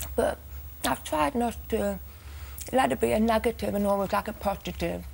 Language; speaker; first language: English; native; English